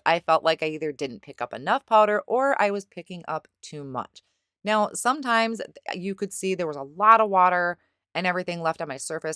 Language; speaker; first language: English; native; English